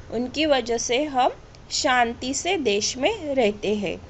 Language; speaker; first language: Hindi; non-native, local second language; Marathi